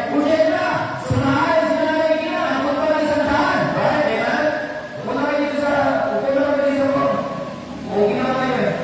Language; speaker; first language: Filipino; non-native, local second language; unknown